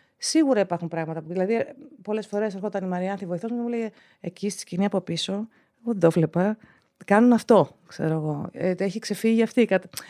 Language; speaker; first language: Greek; native; Greek